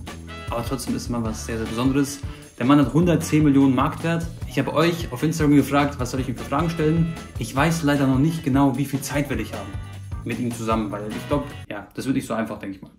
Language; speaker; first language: German; native; German